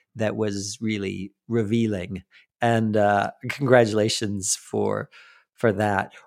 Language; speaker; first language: English; native; English